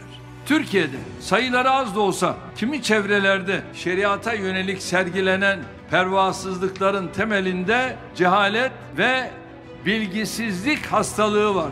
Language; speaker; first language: Turkish; native; Turkish